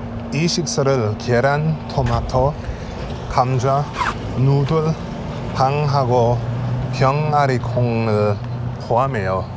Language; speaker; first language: Korean; non-native, learner; English